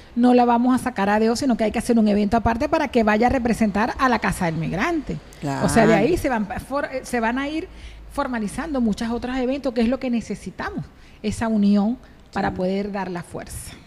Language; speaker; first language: Spanish; native; Spanish